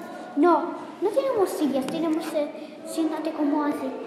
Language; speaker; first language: Spanish; non-native, learner; Arabic